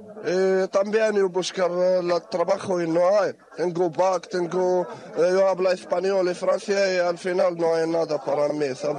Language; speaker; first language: Spanish; non-native, learner; Arabic